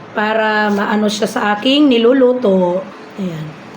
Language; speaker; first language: Filipino; non-native, local second language; Cebuano